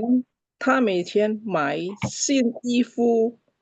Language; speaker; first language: Chinese; non-native, learner; Indonesian